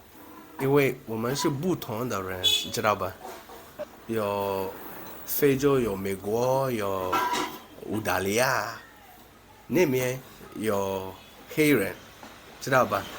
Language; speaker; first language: Chinese; non-native, learner; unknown